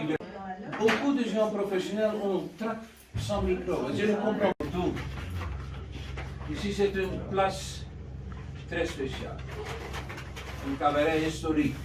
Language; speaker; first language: French; non-native, learner; Dutch